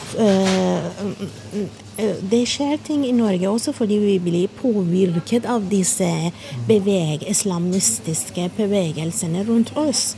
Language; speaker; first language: Norwegian; non-native, fluent; Persian